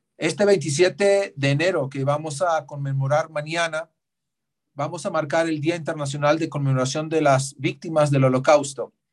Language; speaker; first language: Spanish; non-native, fluent; Hebrew